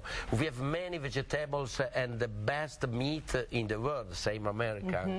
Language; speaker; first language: English; non-native, learner; Italian